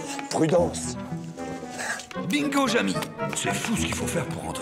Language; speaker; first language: French; native; French